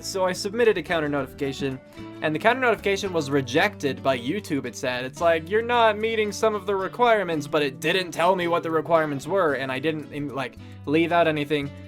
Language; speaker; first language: English; native; English